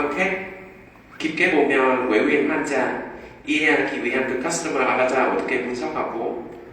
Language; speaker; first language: Korean; non-native, fluent; Vietnamese